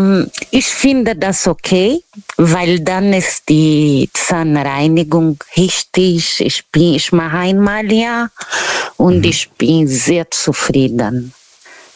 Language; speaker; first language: German; non-native, learner; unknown